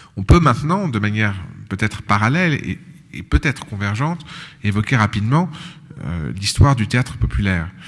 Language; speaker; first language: French; native; French